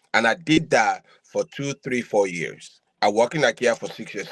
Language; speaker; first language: English; non-native, local second language; Yoruba